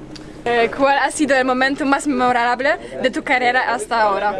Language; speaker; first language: Spanish; non-native, learner; Polish